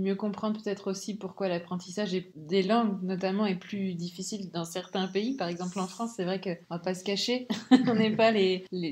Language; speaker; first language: French; native; French